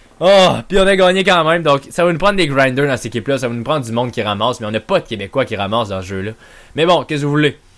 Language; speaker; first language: French; native; French